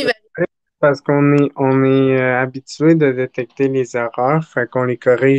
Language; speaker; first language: French; native; French